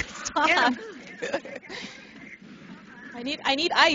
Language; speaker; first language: English; native; English